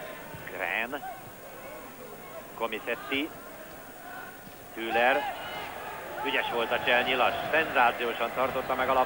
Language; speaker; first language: Hungarian; native; Hungarian